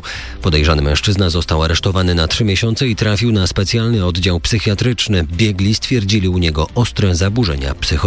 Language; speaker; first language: Polish; native; Polish